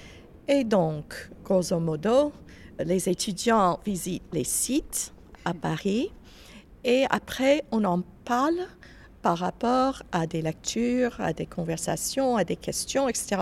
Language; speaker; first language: French; non-native, fluent; English